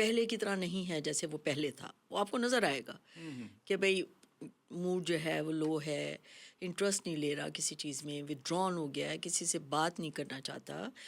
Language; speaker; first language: Urdu; native; Urdu